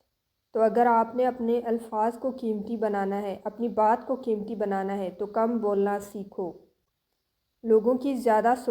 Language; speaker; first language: Urdu; native; Urdu